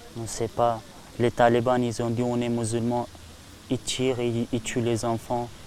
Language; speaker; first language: French; non-native, learner; Persian